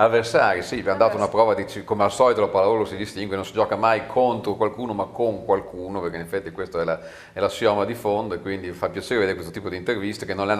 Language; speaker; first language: Italian; native; Italian